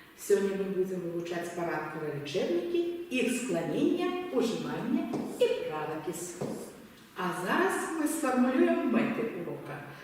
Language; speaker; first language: Belarusian; native; Belarusian